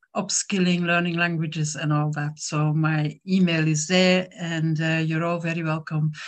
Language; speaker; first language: English; non-native, fluent; French